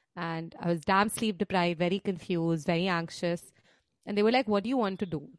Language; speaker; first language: English; non-native, local second language; Hindi